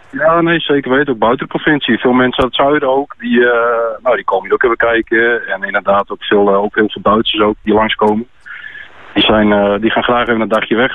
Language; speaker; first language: Dutch; native; Dutch